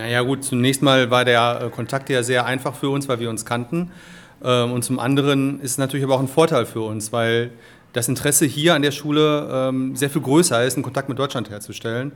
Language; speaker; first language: German; native; German